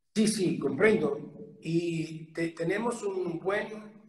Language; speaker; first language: Spanish; non-native, fluent; Italian